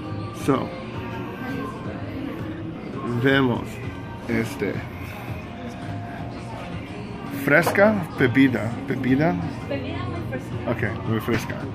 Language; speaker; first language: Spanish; non-native, learner; English